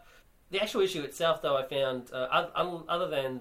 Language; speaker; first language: English; native; English